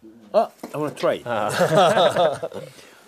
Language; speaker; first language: English; non-native, learner; Korean